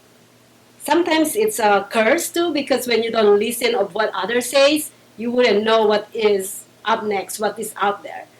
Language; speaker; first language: English; non-native, local second language; Filipino